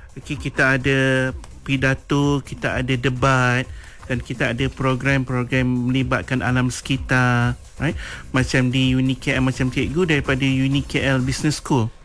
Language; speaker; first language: Malay; native; Malay